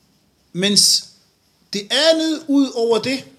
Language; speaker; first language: Danish; non-native, fluent; Arabic